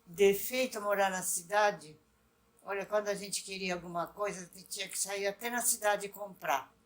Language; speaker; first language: Portuguese; non-native, local second language; Japanese